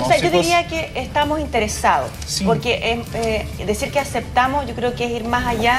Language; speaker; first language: Spanish; native; Spanish